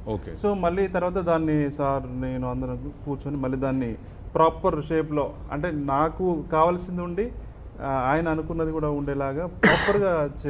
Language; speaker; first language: Telugu; native; Telugu